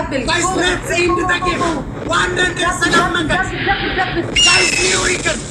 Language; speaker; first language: English; non-native, learner; Oromo